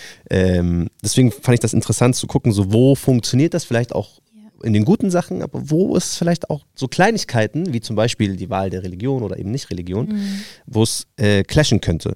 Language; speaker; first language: German; native; German